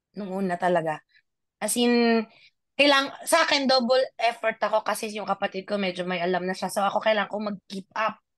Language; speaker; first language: Filipino; native; Filipino